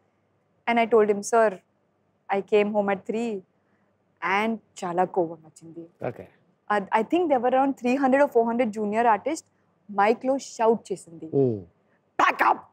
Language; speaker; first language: Telugu; non-native, learner; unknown